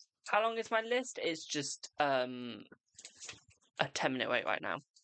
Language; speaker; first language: English; native; English